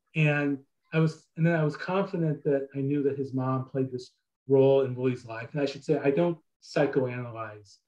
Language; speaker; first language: English; native; English